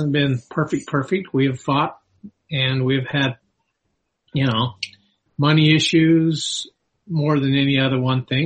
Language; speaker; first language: English; native; English